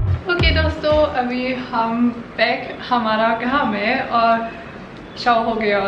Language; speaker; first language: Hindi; non-native, learner; German